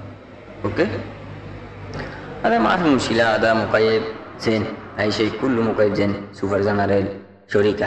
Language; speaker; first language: Arabic; non-native, learner; Bangla